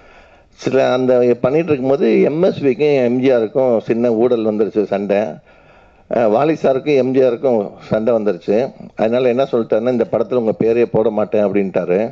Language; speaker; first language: Tamil; native; Tamil